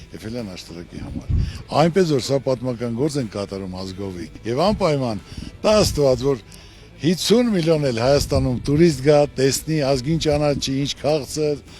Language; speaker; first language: Armenian; native; Armenian